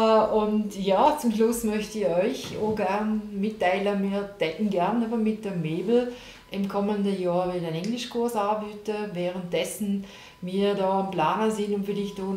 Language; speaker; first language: German; native; German